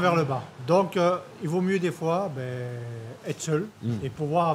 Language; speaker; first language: French; native; French